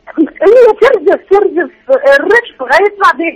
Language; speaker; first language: Arabic; native; Arabic